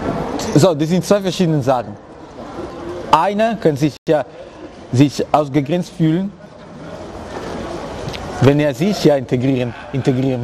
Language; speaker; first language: German; non-native, fluent; Italian